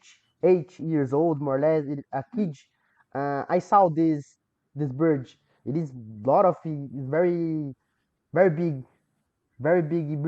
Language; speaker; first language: English; non-native, learner; Portuguese